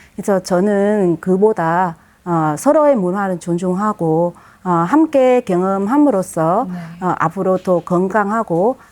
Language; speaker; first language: Korean; non-native, fluent; Vietnamese